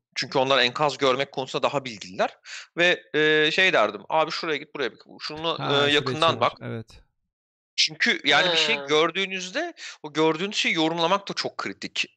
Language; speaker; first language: Turkish; native; Turkish